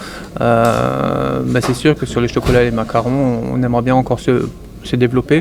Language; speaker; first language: French; native; French